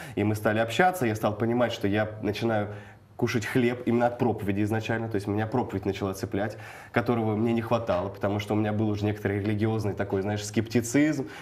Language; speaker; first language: Russian; native; Russian